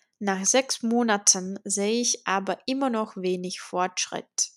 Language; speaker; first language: German; non-native, fluent; Czech